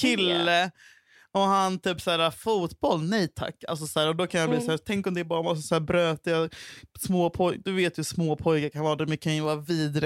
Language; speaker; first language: Swedish; native; Swedish